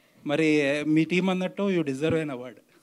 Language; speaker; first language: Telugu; native; Telugu